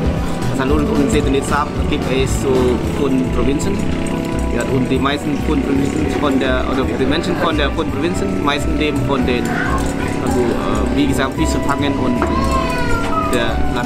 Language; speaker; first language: German; non-native, learner; Khmer